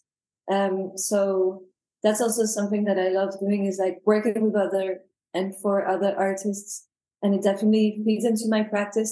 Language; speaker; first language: English; non-native, fluent; French